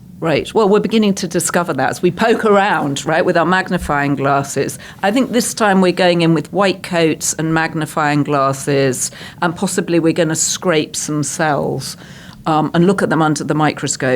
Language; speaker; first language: English; native; English